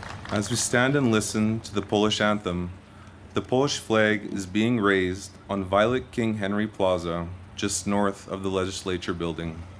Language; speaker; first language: English; native; English